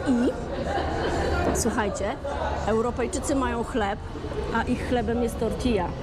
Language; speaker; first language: Polish; native; Polish